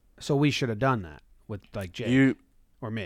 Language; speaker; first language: English; native; English